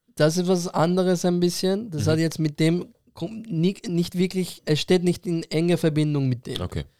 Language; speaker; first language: German; early bilingual, other home language; Persian